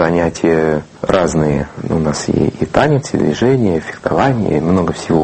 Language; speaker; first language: Russian; non-native, fluent; English